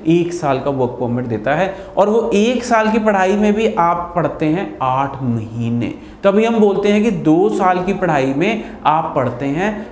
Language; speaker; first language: Hindi; non-native, local second language; Punjabi